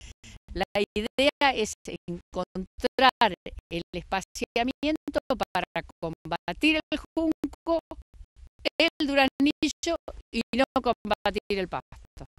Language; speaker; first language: Spanish; native; Spanish